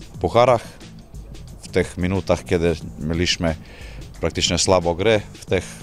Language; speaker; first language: Polish; non-native, learner; Slovenian